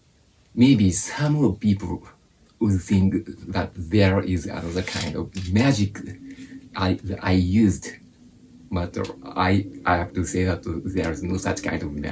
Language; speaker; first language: English; non-native, fluent; Japanese